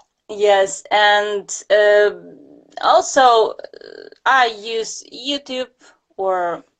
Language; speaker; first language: English; non-native, fluent; Russian